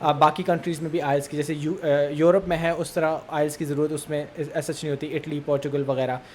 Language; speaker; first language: Urdu; early bilingual, heritage; Urdu